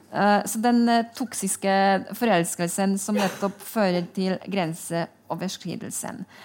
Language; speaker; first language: Norwegian; non-native, fluent; Polish